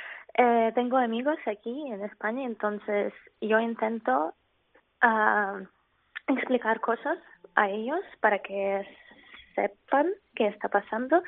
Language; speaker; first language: Spanish; non-native, fluent; Ukrainian